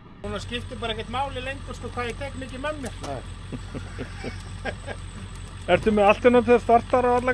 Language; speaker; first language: Icelandic; native; Icelandic